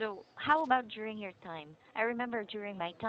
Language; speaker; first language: English; non-native, fluent; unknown